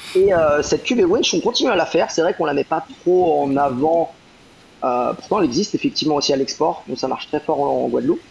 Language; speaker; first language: French; native; French